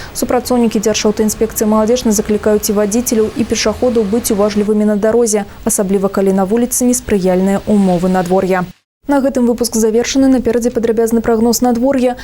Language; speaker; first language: Belarusian; native; Belarusian